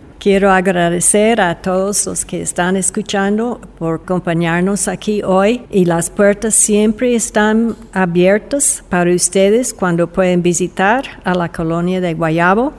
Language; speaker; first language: Spanish; non-native, fluent; English